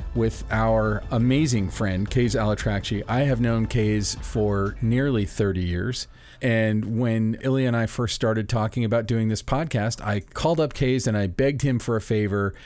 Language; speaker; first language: English; native; English